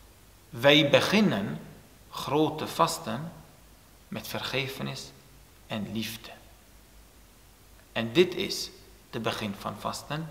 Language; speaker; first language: Dutch; non-native, fluent; Turoyo